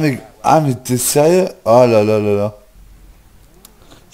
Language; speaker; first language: French; native; French